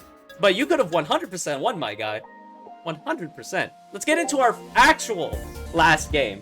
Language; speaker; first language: English; native; English